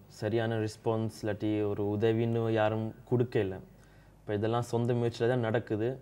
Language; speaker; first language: Tamil; early bilingual, heritage; Tamil